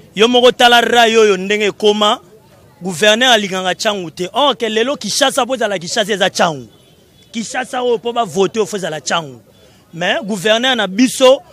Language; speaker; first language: Lingala; native; Lingala